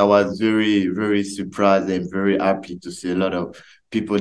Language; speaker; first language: English; non-native, learner; French